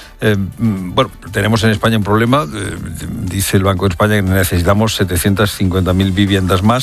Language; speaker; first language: Spanish; native; Spanish